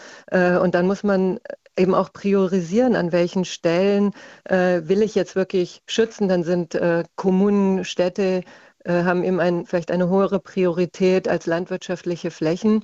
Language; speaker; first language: German; native; German